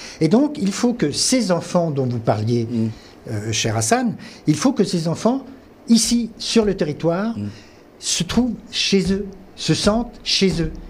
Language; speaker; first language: French; non-native, local second language; Catalan